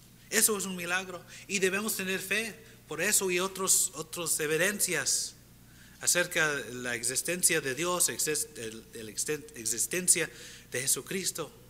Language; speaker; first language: Spanish; early bilingual, heritage; Spanish